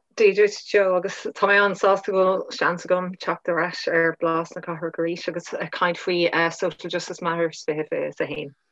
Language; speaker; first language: Irish; non-native, local second language; English